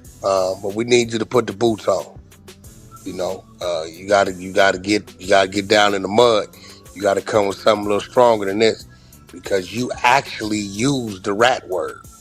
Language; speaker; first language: English; native; English